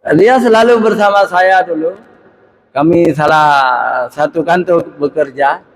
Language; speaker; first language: Malay; non-native, local second language; Achinese